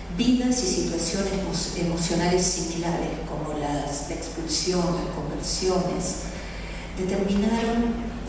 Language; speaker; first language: Spanish; native; Spanish